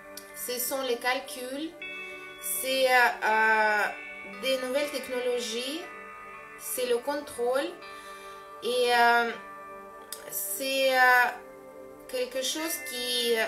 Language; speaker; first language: French; non-native, fluent; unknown